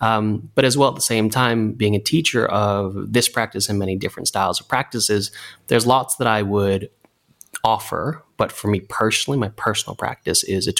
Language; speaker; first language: English; native; English